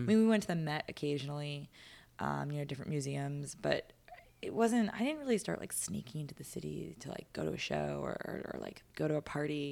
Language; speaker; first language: English; native; English